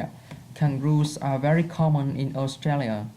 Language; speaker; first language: English; non-native, fluent; Vietnamese